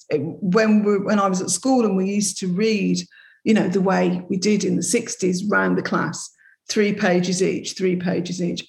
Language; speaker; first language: English; native; English